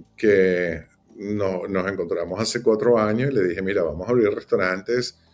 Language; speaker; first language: Spanish; native; Spanish